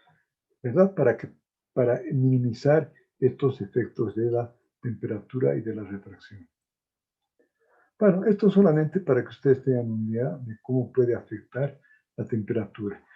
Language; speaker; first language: Spanish; native; Spanish